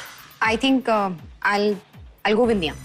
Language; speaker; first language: English; non-native, local second language; Hindi